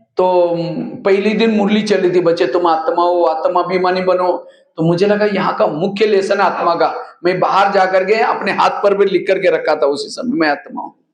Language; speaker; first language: Hindi; non-native, local second language; Marathi